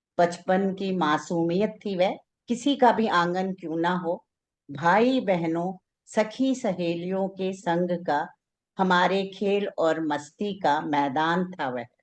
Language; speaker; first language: Hindi; non-native, local second language; Telugu